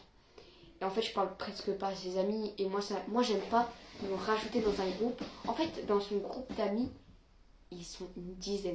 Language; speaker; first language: French; native; French